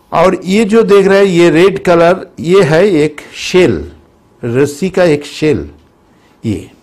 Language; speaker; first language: Hindi; non-native, local second language; Bangla